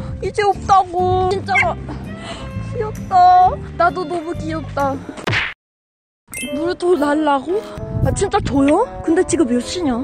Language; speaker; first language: Korean; non-native, fluent; Japanese